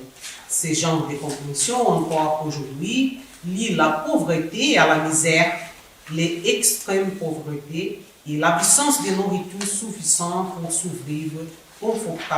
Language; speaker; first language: French; non-native, fluent; Portuguese